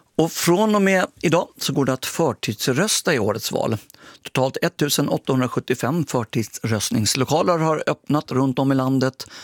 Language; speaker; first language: Swedish; native; Swedish